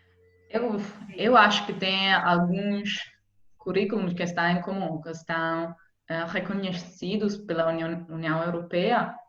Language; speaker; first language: Portuguese; non-native, fluent; Italian